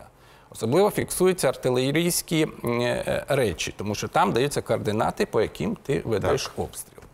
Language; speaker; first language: Ukrainian; native; Ukrainian